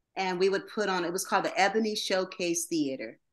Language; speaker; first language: English; native; English